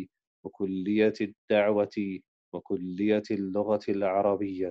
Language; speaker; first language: Arabic; non-native, fluent; English